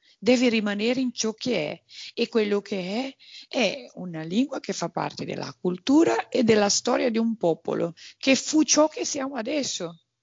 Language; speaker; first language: Italian; non-native, fluent; Portuguese